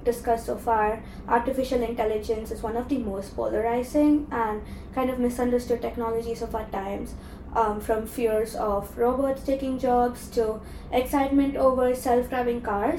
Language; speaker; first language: English; non-native, local second language; Tamil